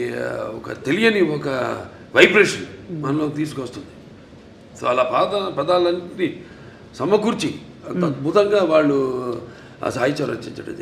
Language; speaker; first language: Telugu; native; Telugu